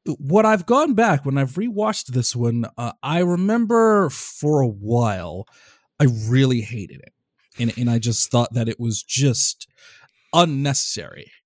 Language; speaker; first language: English; native; English